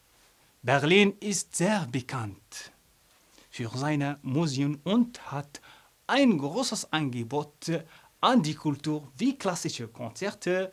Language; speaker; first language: German; non-native, fluent; Arabic